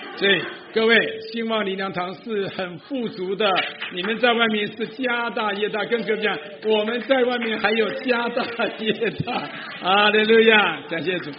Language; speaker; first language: Chinese; native; Chinese